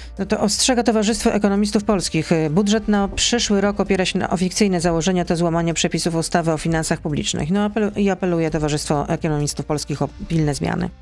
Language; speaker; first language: Polish; native; Polish